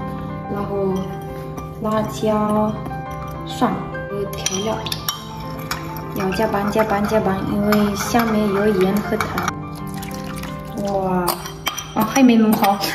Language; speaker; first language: Chinese; non-native, learner; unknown